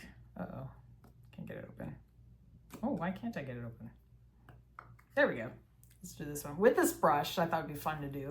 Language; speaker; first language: English; native; English